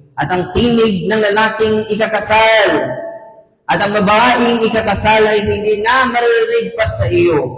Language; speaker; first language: Filipino; non-native, local second language; Cebuano